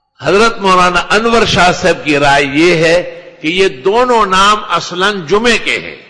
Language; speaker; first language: Urdu; non-native, local second language; Pashto